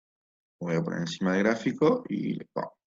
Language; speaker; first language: Spanish; native; Spanish